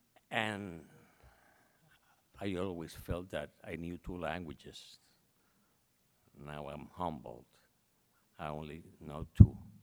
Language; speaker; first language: English; non-native, local second language; Spanish